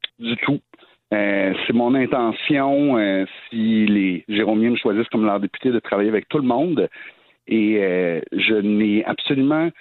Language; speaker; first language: French; native; French